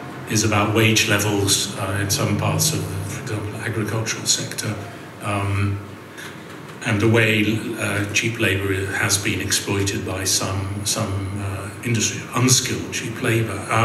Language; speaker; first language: English; native; English